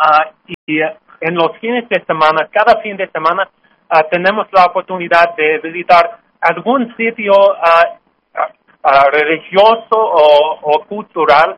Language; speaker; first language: Spanish; non-native, learner; English